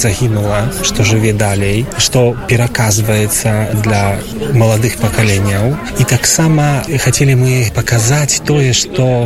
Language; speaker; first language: Polish; non-native, local second language; Ukrainian